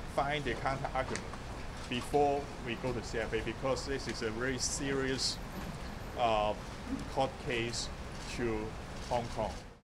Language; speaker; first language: English; non-native, local second language; Cantonese